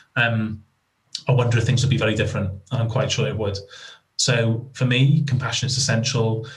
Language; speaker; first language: English; native; English